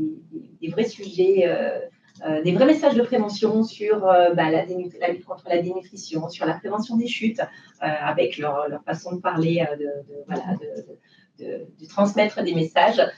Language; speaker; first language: French; native; French